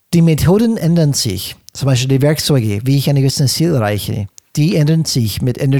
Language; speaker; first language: German; non-native, fluent; English